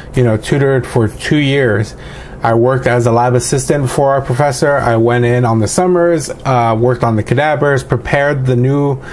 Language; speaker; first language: English; native; English